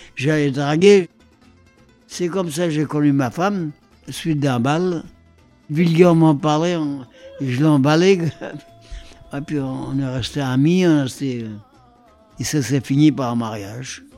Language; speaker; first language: French; early bilingual, other home language; Polish